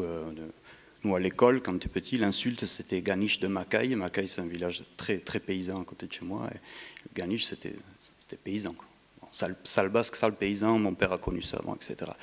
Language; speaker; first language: French; native; French